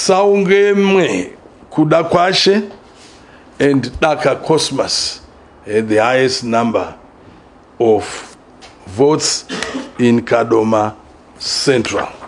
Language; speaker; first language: English; non-native, local second language; Shona